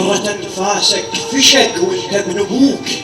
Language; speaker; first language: Arabic; native; Arabic